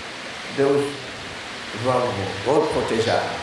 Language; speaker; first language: Portuguese; non-native, learner; Lingala